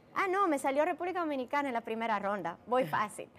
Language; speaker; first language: Spanish; early bilingual, other home language; Bulgarian